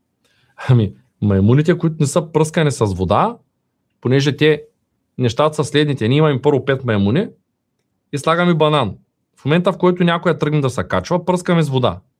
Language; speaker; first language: Bulgarian; native; Bulgarian